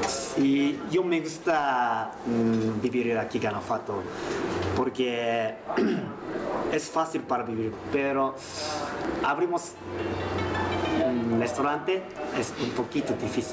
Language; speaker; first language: Spanish; non-native, learner; Japanese